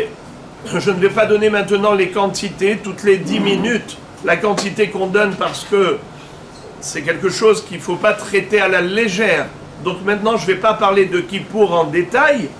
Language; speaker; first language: French; native; French